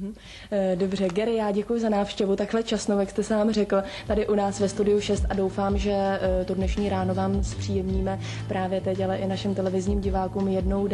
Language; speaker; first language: Czech; native; Czech